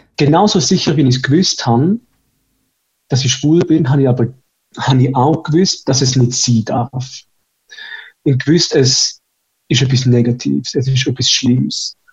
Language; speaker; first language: German; early bilingual, other home language; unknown